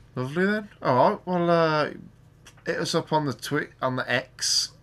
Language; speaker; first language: English; native; English